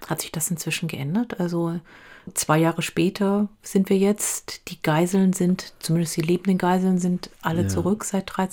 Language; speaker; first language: German; native; German